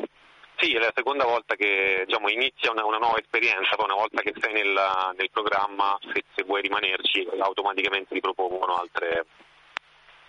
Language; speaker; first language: Italian; native; Italian